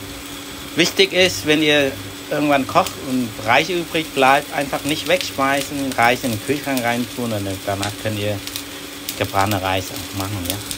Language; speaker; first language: German; non-native, learner; Vietnamese